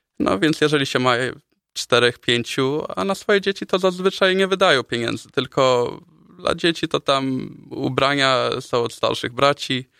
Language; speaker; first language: Polish; early bilingual, heritage; Polish